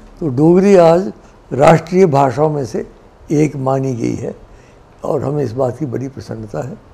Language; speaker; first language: Hindi; non-native, local second language; Dogri